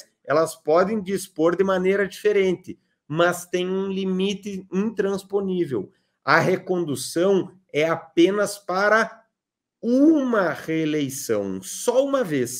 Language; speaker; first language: Portuguese; native; Portuguese